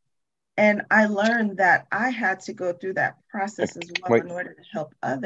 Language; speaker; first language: English; native; English